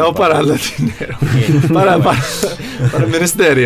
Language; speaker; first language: Spanish; non-native, learner; English